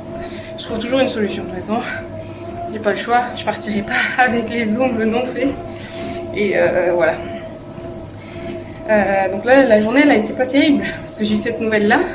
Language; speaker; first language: French; native; French